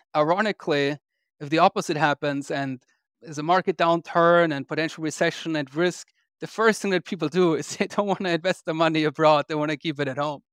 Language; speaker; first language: English; non-native, fluent; German